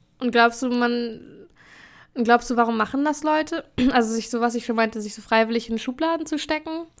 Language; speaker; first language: German; native; German